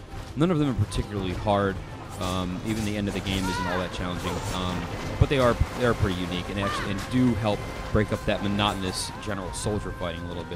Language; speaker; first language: English; native; English